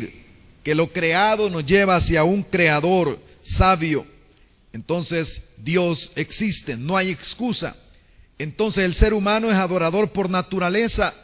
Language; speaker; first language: Spanish; native; Spanish